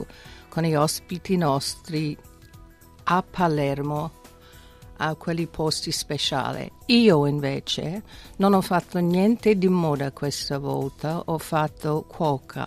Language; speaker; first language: Italian; non-native, fluent; English